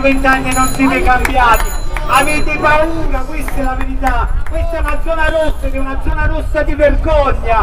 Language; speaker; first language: Italian; native; Italian